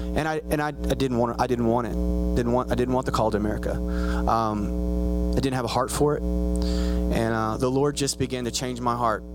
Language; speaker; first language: English; native; English